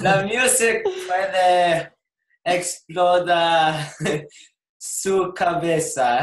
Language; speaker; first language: Spanish; non-native, learner; English